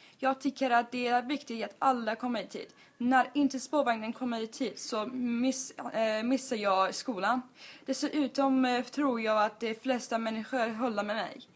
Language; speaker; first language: Swedish; non-native, learner; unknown